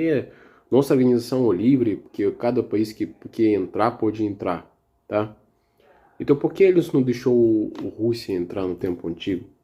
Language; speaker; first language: Portuguese; non-native, learner; Russian